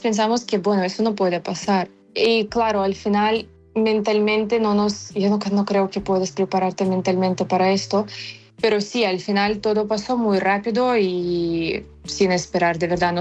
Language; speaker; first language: Spanish; non-native, fluent; Ukrainian